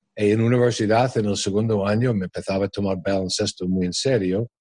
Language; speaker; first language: Spanish; non-native, fluent; English